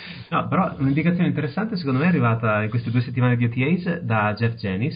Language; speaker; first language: Italian; native; Italian